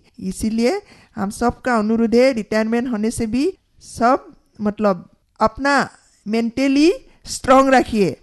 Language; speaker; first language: Hindi; non-native, local second language; Assamese